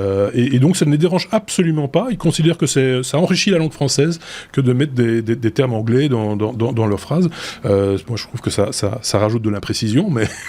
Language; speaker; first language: French; native; French